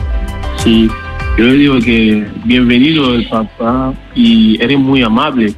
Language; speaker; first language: Spanish; non-native, learner; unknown